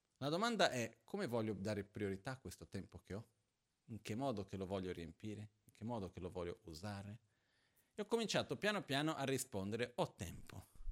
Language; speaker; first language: Italian; non-native, fluent; Portuguese